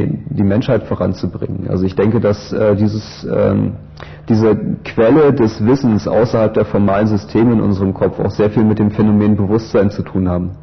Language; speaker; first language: German; native; German